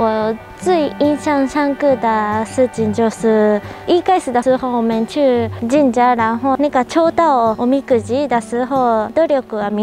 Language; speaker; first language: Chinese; non-native, fluent; Japanese